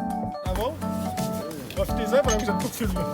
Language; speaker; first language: French; native; French